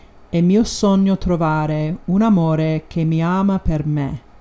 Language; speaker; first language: Italian; non-native, learner; English